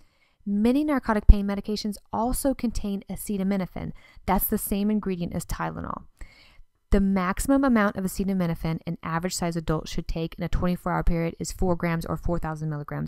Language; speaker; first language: English; native; English